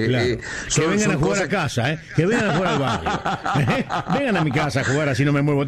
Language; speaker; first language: Spanish; native; Spanish